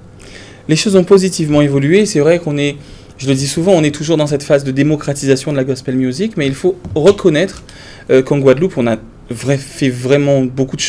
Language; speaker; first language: French; native; French